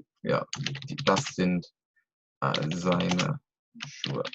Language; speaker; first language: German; non-native, fluent; English